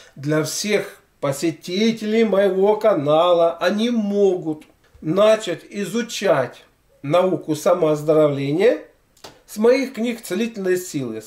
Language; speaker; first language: Russian; native; Russian